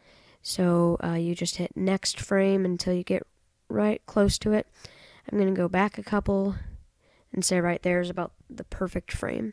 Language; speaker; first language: English; native; English